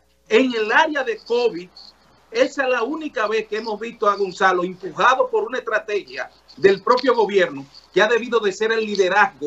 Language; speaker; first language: Spanish; native; Spanish